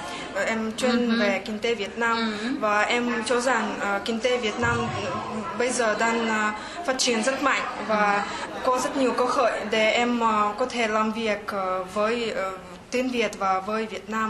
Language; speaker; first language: Vietnamese; non-native, fluent; Russian